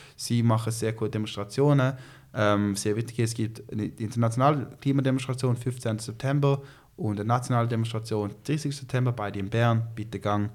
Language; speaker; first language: German; early bilingual, heritage; Swiss German